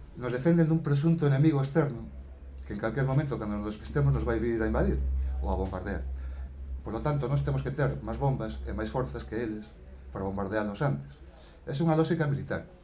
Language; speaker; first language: Galician; native; Galician